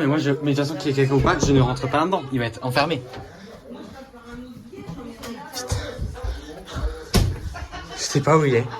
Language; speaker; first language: French; native; French